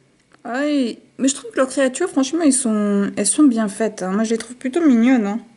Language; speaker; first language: French; native; French